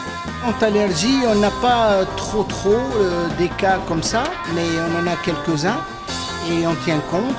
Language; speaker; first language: French; native; French